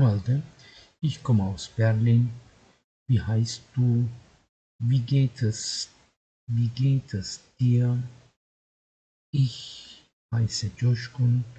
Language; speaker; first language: German; non-native, fluent; Turkish